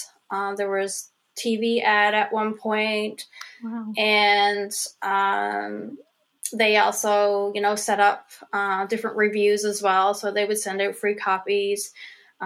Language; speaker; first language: English; native; English